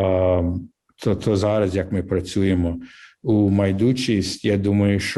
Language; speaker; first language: Ukrainian; early bilingual, heritage; English